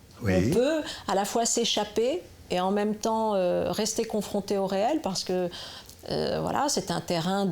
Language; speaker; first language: French; native; French